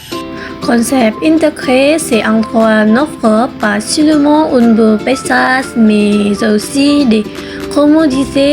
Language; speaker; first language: French; non-native, learner; Indonesian